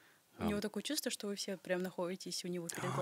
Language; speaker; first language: Russian; native; Russian